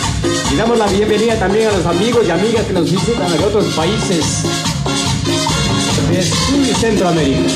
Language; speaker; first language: Spanish; native; Spanish